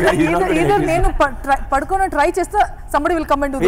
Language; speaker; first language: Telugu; non-native, learner; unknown